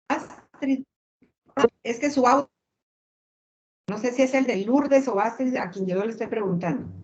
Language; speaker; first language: Spanish; native; Spanish